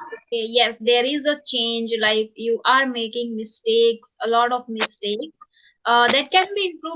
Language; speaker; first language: English; non-native, local second language; Hindi